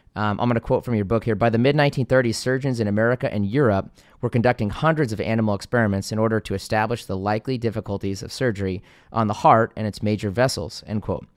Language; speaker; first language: English; native; English